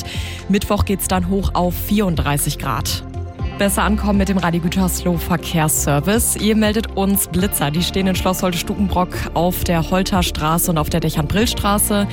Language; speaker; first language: German; native; German